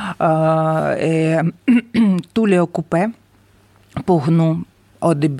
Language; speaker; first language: French; non-native, learner; Ukrainian